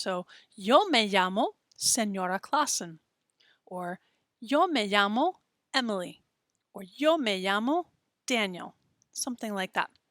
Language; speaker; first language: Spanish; non-native, fluent; English